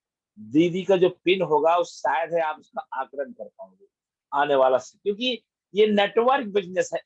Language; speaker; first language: Hindi; native; Hindi